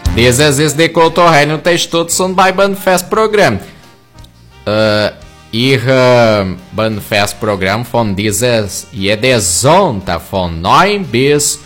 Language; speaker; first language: German; early bilingual, heritage; German